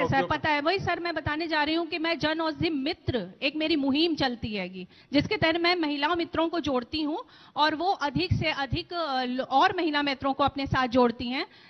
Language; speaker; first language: Hindi; native; Hindi